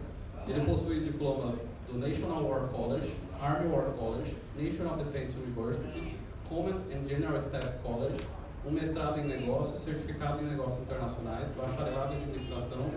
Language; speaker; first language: Portuguese; native; Portuguese